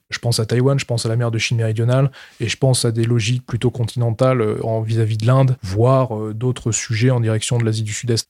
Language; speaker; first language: French; native; French